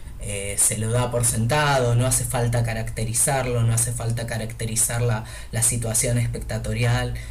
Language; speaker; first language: Spanish; native; Spanish